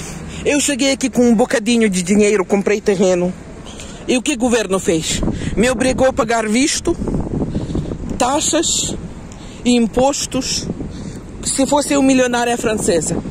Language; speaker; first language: Portuguese; non-native, fluent; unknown